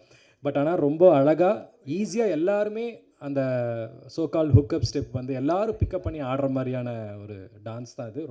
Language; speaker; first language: Tamil; native; Tamil